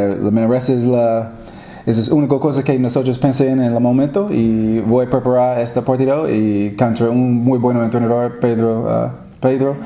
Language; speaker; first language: Spanish; non-native, learner; English